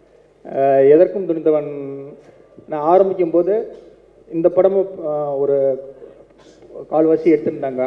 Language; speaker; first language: Tamil; non-native, local second language; Telugu